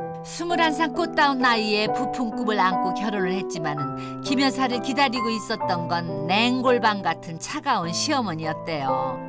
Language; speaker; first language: Korean; native; Korean